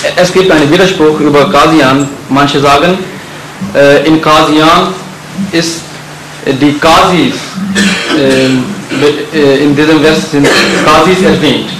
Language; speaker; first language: German; non-native, fluent; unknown